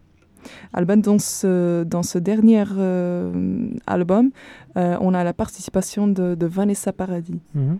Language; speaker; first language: French; non-native, fluent; Portuguese